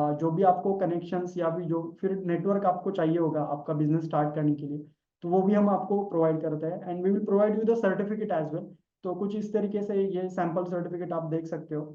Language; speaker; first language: Hindi; non-native, local second language; Marathi